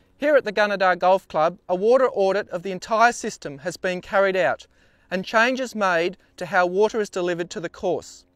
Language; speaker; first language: English; native; English